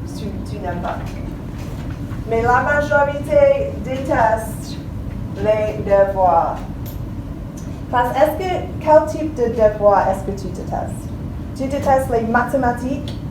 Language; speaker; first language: French; non-native, fluent; English